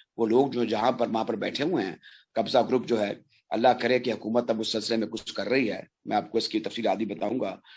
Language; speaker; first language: Urdu; non-native, local second language; Punjabi